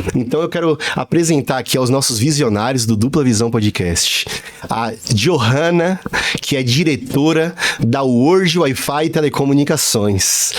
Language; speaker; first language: Portuguese; native; Portuguese